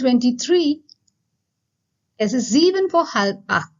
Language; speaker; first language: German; non-native, fluent; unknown